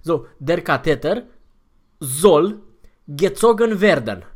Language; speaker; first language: German; non-native, fluent; Romanian